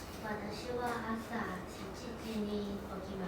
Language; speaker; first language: Japanese; non-native, learner; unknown